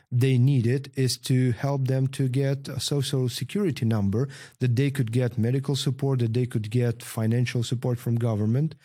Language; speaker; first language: English; non-native, fluent; Ukrainian